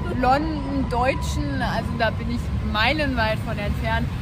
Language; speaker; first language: German; native; German